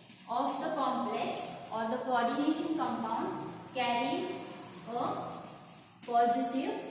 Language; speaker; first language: English; non-native, local second language; Marathi